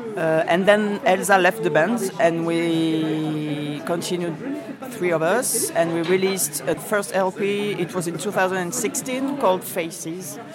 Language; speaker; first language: English; non-native, fluent; French